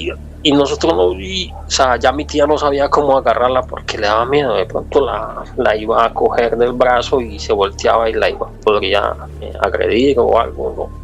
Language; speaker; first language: Spanish; native; Spanish